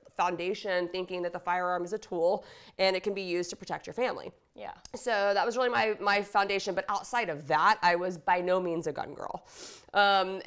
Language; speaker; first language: English; native; English